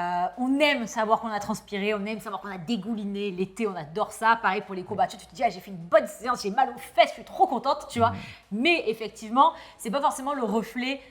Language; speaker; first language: French; native; French